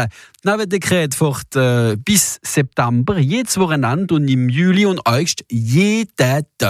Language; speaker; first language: German; non-native, local second language; French